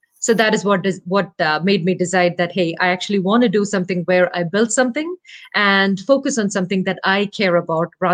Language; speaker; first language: English; non-native, local second language; Malayalam